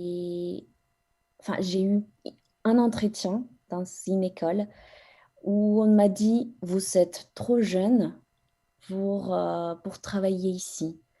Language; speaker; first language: French; non-native, fluent; Spanish